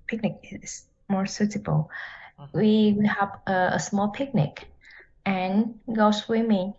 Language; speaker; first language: English; non-native, learner; Vietnamese